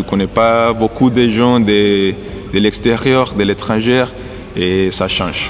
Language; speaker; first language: French; non-native, fluent; Spanish